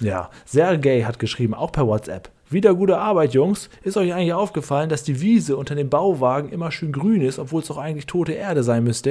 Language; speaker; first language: German; native; German